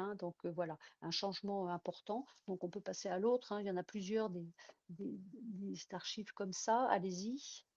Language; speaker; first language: French; native; French